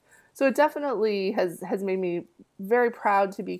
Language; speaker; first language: English; early bilingual, other home language; Spanish